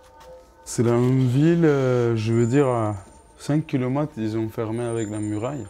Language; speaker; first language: French; non-native, learner; Kurdish